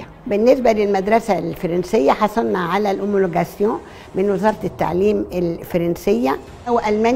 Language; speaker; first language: Arabic; native; Arabic